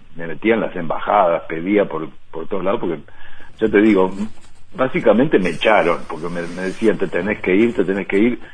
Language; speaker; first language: Spanish; native; Spanish